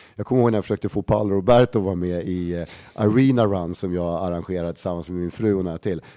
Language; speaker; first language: Swedish; native; Swedish